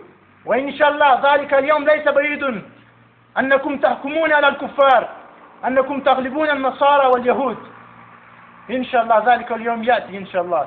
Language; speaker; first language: Arabic; non-native, learner; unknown